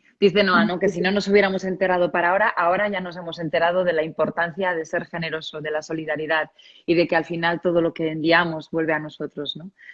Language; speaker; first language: Spanish; native; Spanish